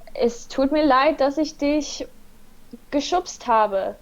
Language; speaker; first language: German; early bilingual, heritage; German